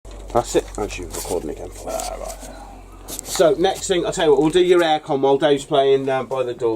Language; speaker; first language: English; native; English